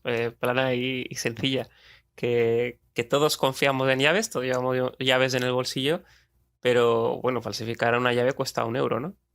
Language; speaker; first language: Spanish; native; Spanish